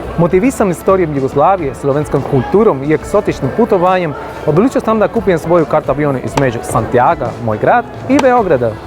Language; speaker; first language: Bosnian; non-native, fluent; Spanish